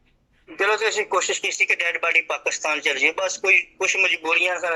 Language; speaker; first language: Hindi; non-native, local second language; Punjabi